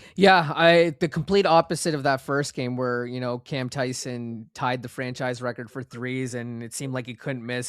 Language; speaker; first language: English; native; English